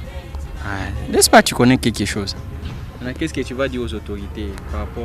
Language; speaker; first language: French; non-native, local second language; Swahili